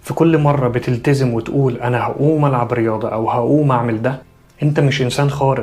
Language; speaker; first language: Arabic; native; Arabic